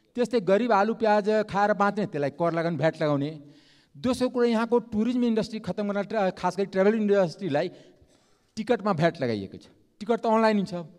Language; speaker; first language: Nepali; non-native, local second language; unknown